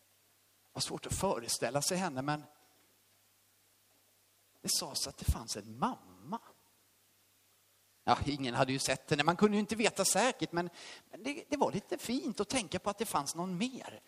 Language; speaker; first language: Swedish; native; Swedish